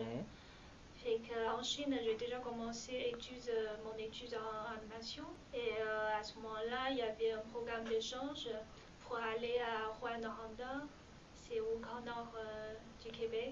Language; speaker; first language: French; non-native, learner; Chinese